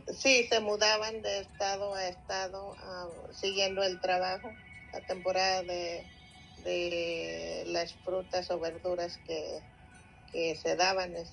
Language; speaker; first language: Spanish; early bilingual, other home language; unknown